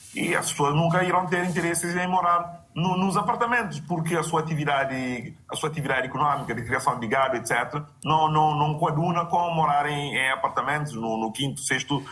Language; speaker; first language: Portuguese; non-native, local second language; Kabuverdianu